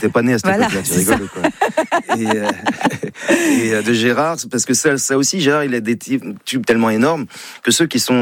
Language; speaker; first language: French; native; French